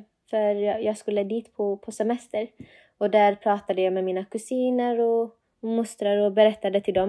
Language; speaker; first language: Swedish; non-native, fluent; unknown